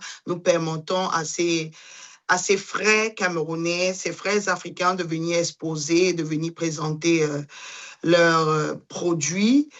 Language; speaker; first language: French; non-native, local second language; Duala